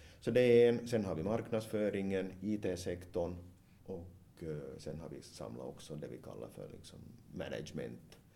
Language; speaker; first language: Swedish; native; Swedish